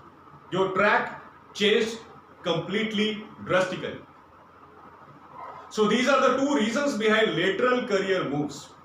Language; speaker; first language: English; non-native, local second language; Hindi